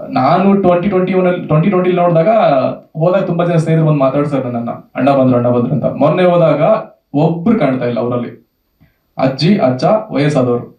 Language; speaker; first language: Kannada; native; Kannada